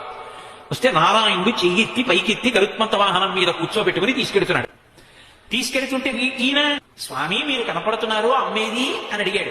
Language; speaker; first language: Telugu; native; Telugu